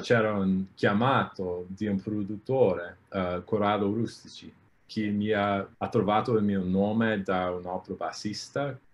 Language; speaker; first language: Italian; non-native, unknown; English